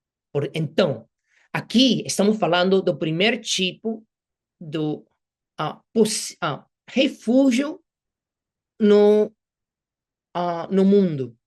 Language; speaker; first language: Portuguese; non-native, fluent; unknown